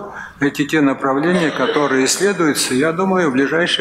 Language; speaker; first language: Russian; native; Russian